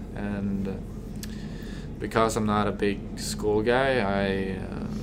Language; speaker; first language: English; non-native, fluent; Swedish